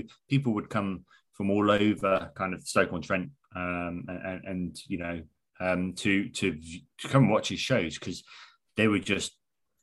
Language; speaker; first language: English; native; English